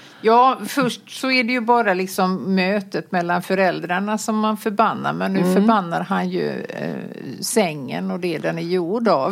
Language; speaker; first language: Swedish; native; Swedish